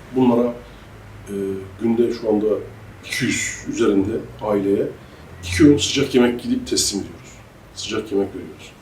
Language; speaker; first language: Turkish; native; Turkish